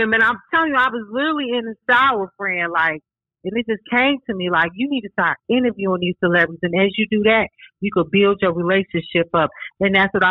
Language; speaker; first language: English; native; English